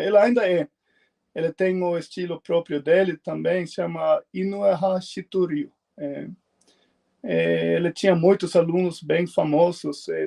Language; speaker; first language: Portuguese; non-native, fluent; Swedish